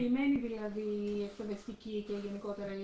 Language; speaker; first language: Greek; native; Greek